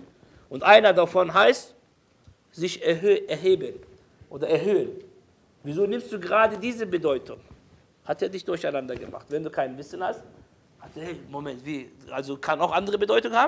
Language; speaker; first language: German; non-native, fluent; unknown